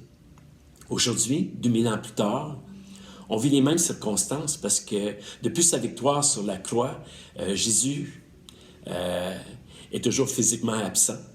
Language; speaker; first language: French; native; French